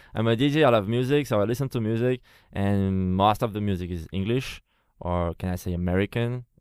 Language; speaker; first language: English; non-native, fluent; Portuguese